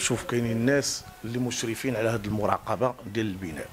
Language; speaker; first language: Arabic; native; Arabic